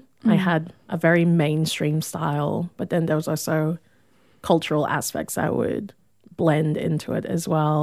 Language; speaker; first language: English; native; English